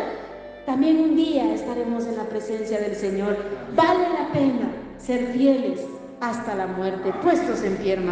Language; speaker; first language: Spanish; native; Spanish